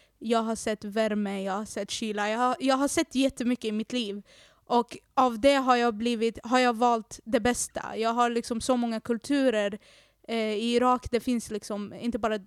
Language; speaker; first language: Swedish; early bilingual, other home language; Arabic